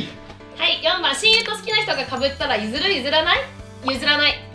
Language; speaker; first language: Japanese; native; Japanese